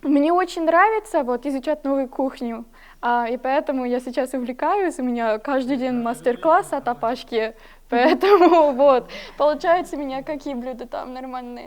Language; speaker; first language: Russian; non-native, fluent; English